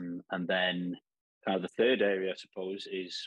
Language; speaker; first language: English; native; English